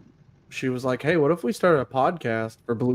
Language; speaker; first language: English; native; English